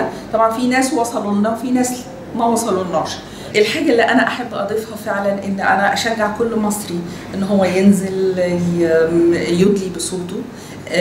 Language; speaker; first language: Arabic; native; Arabic